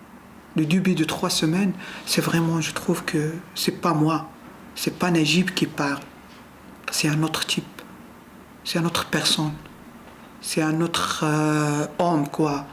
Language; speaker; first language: French; non-native, learner; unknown